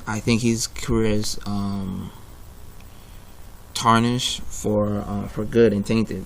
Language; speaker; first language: English; native; English